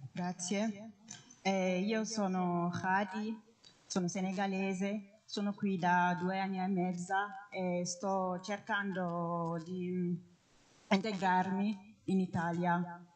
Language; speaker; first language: Italian; non-native, fluent; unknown